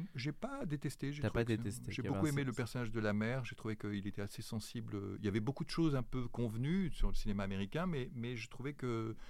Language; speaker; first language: French; native; French